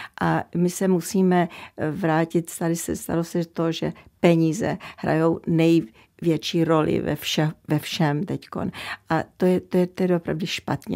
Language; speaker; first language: Czech; early bilingual, heritage; Czech